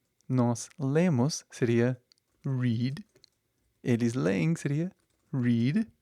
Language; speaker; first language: Portuguese; non-native, fluent; English